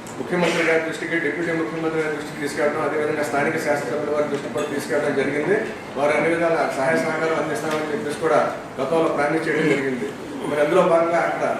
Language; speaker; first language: Telugu; native; Telugu